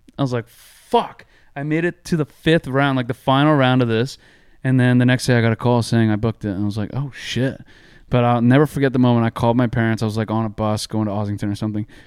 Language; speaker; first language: English; native; English